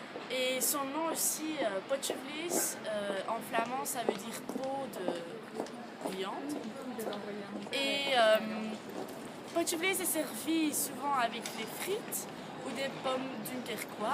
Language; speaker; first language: French; non-native, learner; Dutch